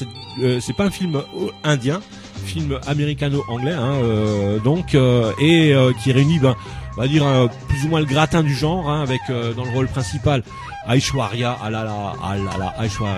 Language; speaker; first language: French; native; French